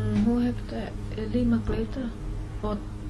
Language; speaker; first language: Norwegian; non-native, learner; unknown